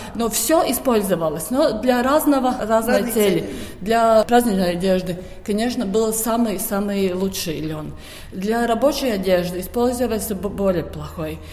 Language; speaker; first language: Russian; non-native, local second language; Latvian